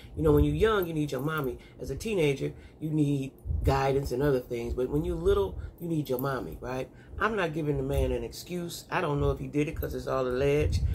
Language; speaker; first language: English; native; English